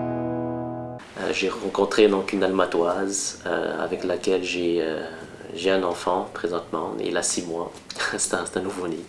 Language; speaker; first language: French; non-native, local second language; Malagasy